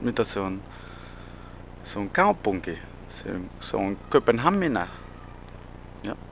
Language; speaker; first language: Finnish; non-native, learner; Danish